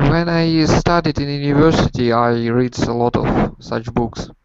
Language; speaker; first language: English; non-native, learner; Russian